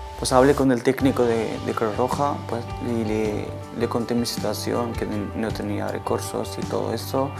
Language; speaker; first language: Spanish; non-native, fluent; Arabic